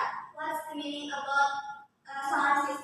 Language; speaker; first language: English; non-native, learner; Indonesian